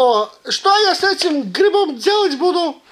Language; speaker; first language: Russian; early bilingual, heritage; Russian